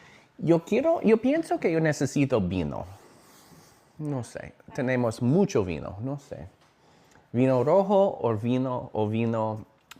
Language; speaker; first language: Spanish; non-native, learner; English